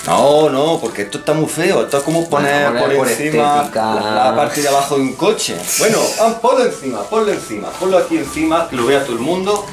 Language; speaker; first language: Spanish; native; Spanish